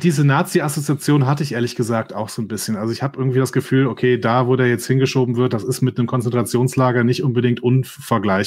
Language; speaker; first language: German; native; German